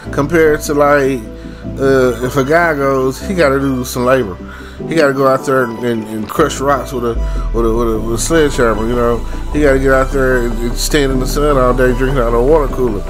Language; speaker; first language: English; native; English